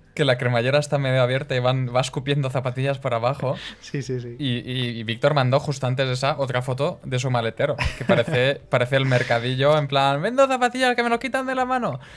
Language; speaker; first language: Spanish; non-native, fluent; Hungarian